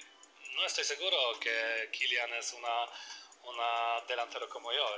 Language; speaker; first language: Spanish; non-native, learner; Polish